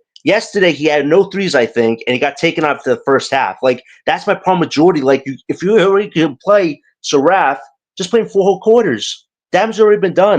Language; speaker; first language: English; native; English